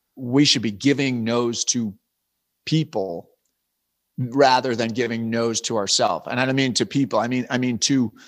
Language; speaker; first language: English; native; English